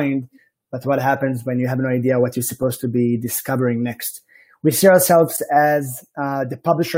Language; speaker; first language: English; non-native, fluent; Hebrew